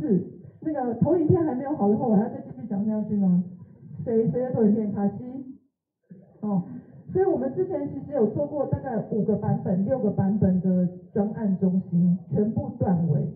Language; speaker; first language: Chinese; native; Chinese